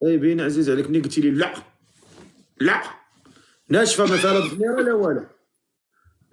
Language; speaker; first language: Arabic; native; Arabic